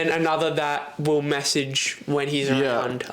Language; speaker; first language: English; native; English